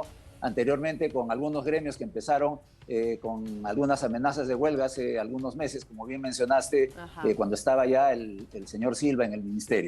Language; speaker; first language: Spanish; native; Spanish